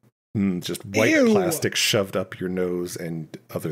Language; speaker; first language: English; native; English